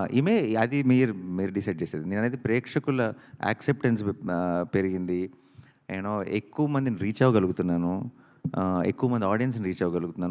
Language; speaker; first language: Telugu; native; Telugu